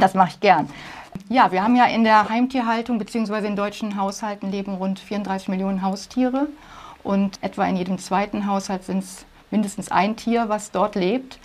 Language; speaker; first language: German; native; German